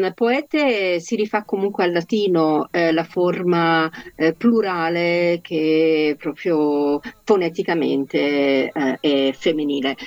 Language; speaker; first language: Italian; non-native, fluent; Polish